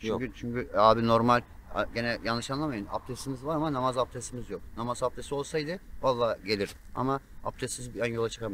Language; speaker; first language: Turkish; native; Turkish